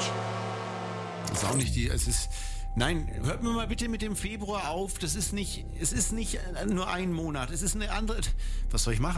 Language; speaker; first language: German; native; German